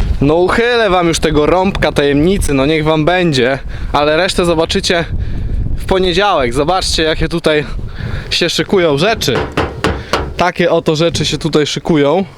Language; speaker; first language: Polish; native; Polish